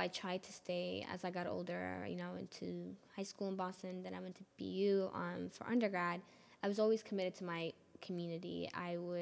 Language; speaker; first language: English; early bilingual, other home language; Amharic